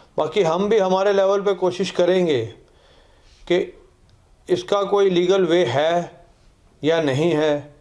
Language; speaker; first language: Hindi; non-native, local second language; Punjabi